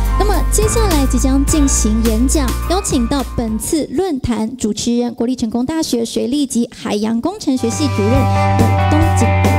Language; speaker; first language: Chinese; native; Chinese